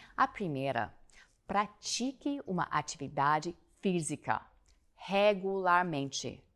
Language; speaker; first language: Portuguese; non-native, fluent; English